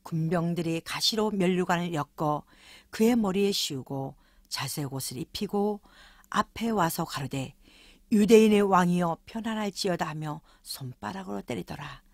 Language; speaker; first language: Korean; native; Korean